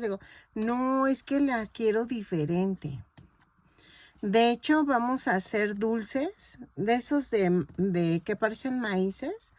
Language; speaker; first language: Spanish; native; Spanish